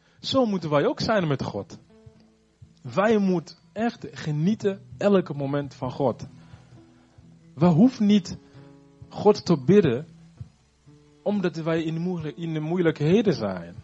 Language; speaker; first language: Dutch; non-native, fluent; Rundi